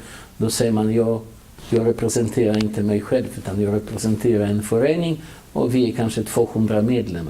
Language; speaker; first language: Swedish; non-native, fluent; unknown